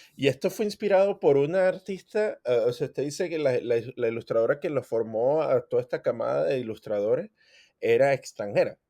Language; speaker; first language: Spanish; native; Spanish